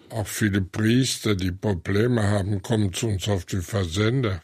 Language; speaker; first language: German; native; German